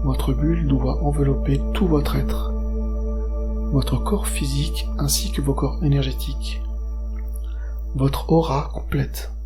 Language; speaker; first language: French; native; French